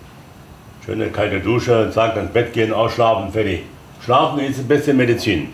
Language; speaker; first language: German; native; German